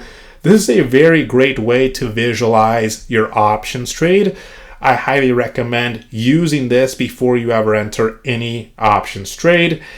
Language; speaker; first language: English; native; English